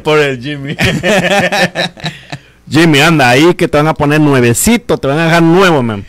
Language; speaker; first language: Spanish; native; Spanish